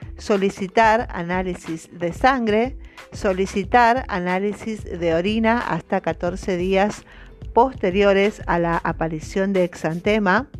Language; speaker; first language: Spanish; native; Spanish